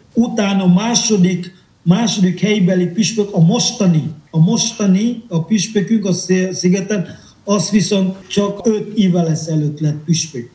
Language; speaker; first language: Hungarian; non-native, fluent; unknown